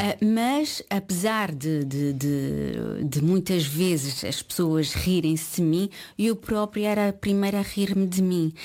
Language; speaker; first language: Portuguese; early bilingual, heritage; Portuguese